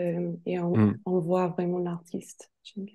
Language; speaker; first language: French; non-native, fluent; English